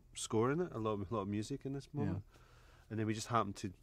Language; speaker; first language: English; native; English